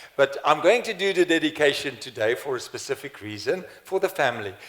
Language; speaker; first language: English; non-native, local second language; Afrikaans